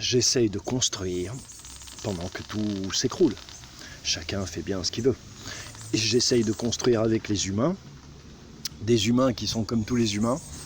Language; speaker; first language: French; native; French